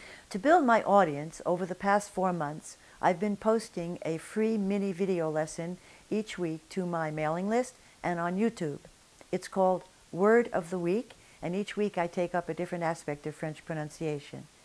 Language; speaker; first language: English; native; English